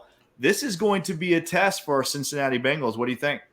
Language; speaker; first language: English; native; English